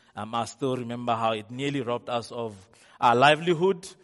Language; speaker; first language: English; non-native, local second language; Tswana